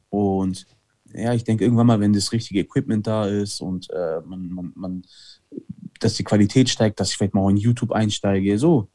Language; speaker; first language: German; early bilingual, other home language; Italian